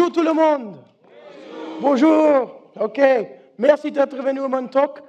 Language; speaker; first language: French; non-native, learner; English